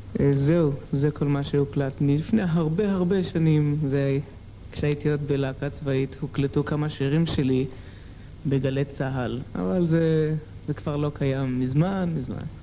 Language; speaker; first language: Hebrew; native; Hebrew